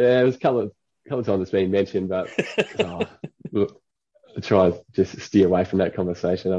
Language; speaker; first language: English; native; English